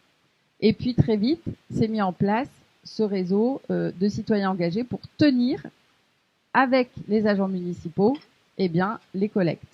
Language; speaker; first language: French; native; French